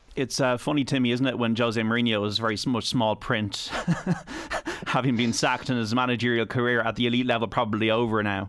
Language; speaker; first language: English; native; English